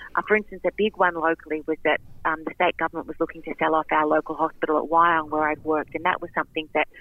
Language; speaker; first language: English; native; English